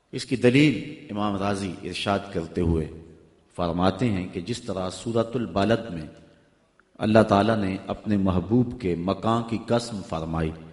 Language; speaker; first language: Urdu; non-native, local second language; Punjabi